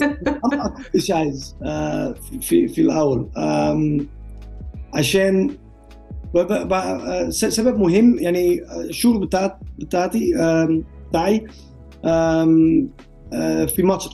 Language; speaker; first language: Arabic; non-native, learner; Dutch